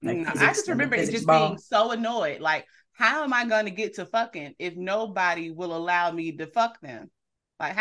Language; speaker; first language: English; native; English